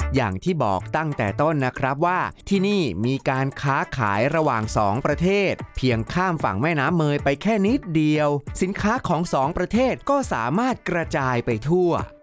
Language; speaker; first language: Thai; native; Thai